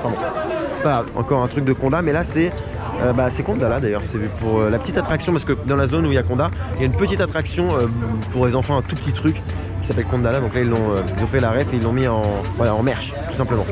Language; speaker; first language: French; native; French